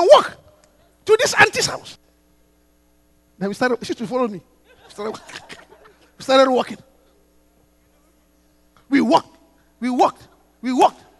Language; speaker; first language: English; non-native, local second language; Akan